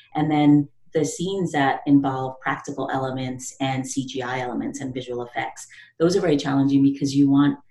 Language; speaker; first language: English; native; English